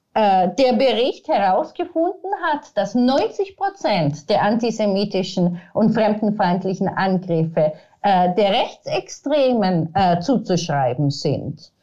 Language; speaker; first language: German; non-native, fluent; Italian